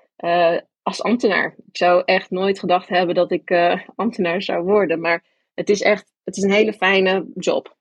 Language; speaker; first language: Dutch; early bilingual, other home language; English